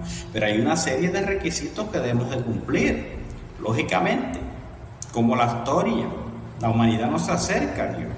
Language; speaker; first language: Spanish; native; Spanish